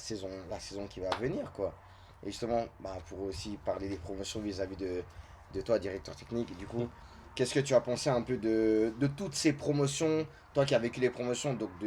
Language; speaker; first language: French; native; French